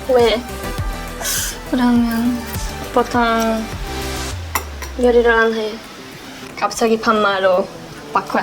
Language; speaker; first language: Korean; non-native, learner; Hungarian